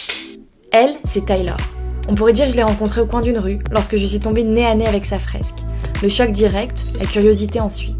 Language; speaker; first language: French; native; French